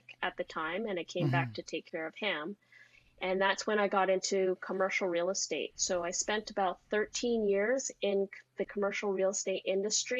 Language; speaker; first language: English; native; English